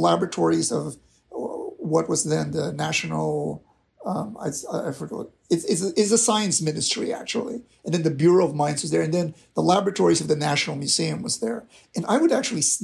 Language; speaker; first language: English; non-native, local second language; Filipino